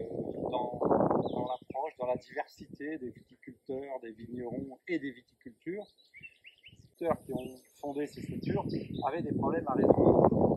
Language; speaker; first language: French; native; French